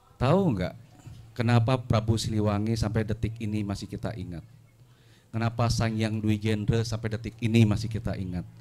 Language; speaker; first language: Indonesian; non-native, local second language; Sundanese